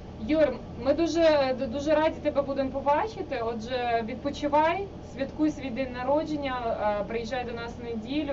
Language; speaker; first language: Ukrainian; native; Ukrainian